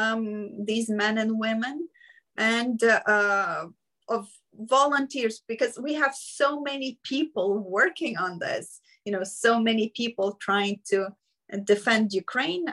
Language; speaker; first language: English; non-native, fluent; Ukrainian